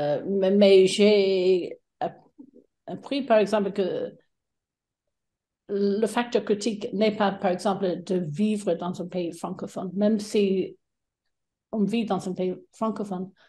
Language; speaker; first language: French; non-native, fluent; English